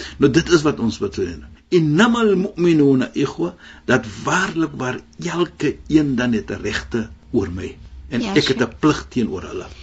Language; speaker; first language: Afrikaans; non-native, fluent; Arabic